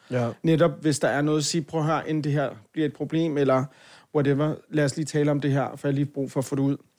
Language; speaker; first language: Danish; native; Danish